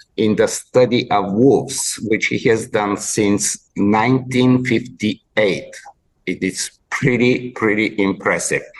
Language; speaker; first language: English; non-native, fluent; Bulgarian